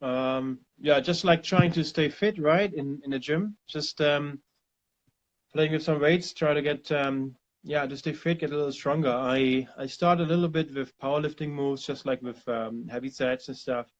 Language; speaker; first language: English; non-native, fluent; German